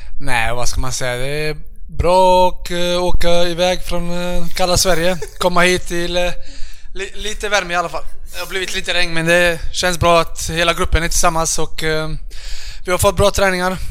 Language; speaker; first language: Swedish; native; Swedish